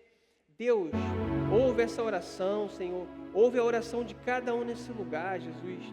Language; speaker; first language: Portuguese; native; Portuguese